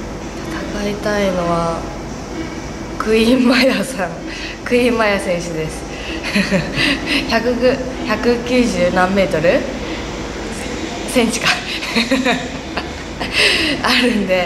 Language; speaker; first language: Japanese; native; Japanese